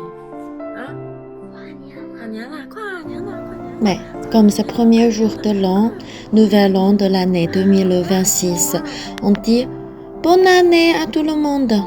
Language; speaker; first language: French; non-native, fluent; Chinese